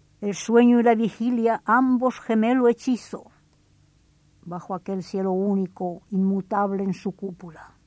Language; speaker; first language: Spanish; native; Spanish